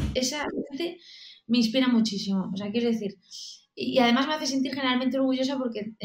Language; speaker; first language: Spanish; native; Spanish